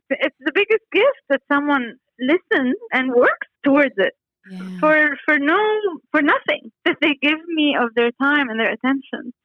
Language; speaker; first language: English; non-native, fluent; Arabic